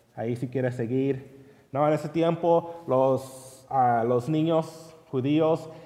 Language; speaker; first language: Spanish; early bilingual, heritage; Spanish